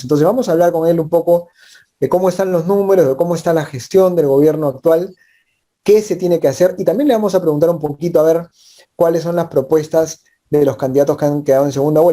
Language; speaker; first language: Spanish; native; Spanish